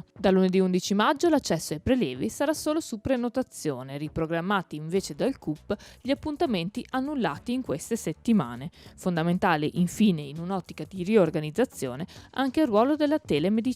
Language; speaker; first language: Italian; native; Italian